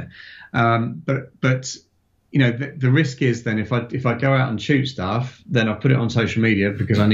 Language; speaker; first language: English; native; English